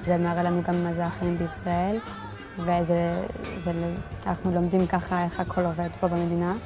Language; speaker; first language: Hebrew; non-native, fluent; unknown